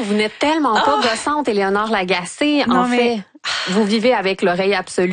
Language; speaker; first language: French; native; French